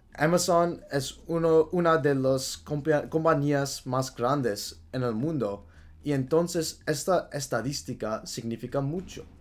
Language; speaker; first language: Spanish; non-native, learner; English